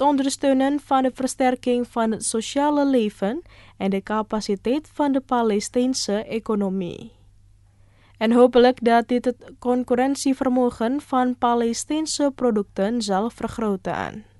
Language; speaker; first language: Dutch; non-native, fluent; Indonesian